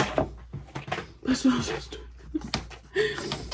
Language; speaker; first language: Spanish; early bilingual, other home language; English